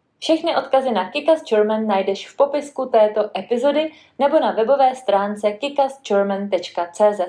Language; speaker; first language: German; non-native, fluent; Czech